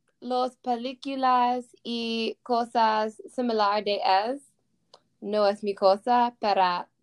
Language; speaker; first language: Spanish; non-native, learner; English